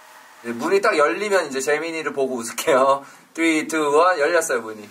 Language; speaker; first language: Korean; native; Korean